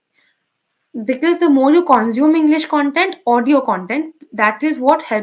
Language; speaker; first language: English; non-native, local second language; Bangla